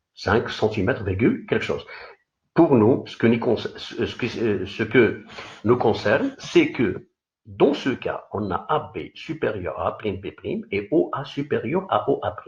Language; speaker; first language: French; non-native, local second language; Arabic